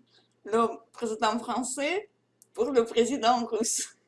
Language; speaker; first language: French; non-native, learner; Russian